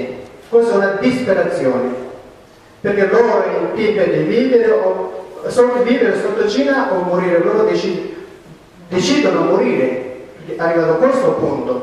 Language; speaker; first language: Italian; non-native, learner; Tibetan